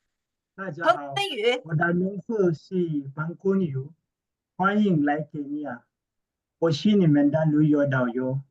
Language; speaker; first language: Chinese; non-native, learner; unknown